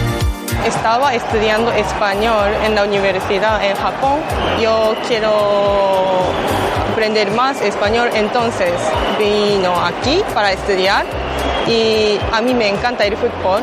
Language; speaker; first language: Spanish; non-native, learner; Japanese